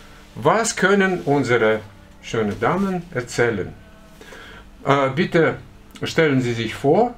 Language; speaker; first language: German; non-native, fluent; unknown